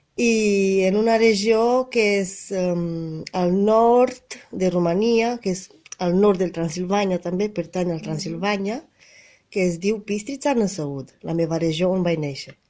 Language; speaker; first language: Catalan; non-native, fluent; Romanian